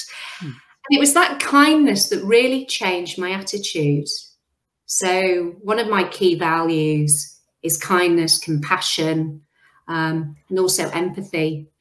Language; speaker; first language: English; native; English